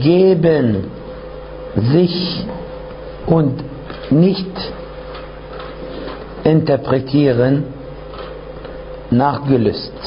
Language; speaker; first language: German; non-native, fluent; Arabic